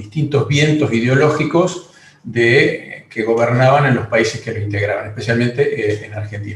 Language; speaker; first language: Spanish; native; Spanish